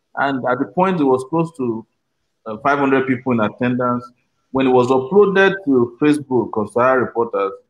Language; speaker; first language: English; non-native, local second language; Yoruba